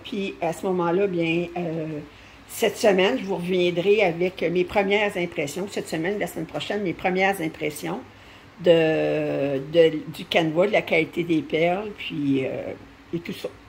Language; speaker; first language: French; native; French